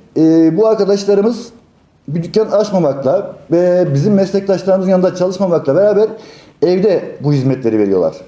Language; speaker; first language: Turkish; native; Turkish